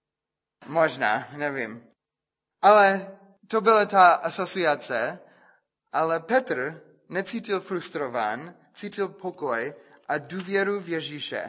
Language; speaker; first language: Czech; non-native, fluent; English